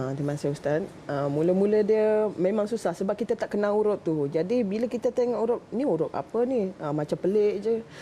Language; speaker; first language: Malay; non-native, local second language; Iban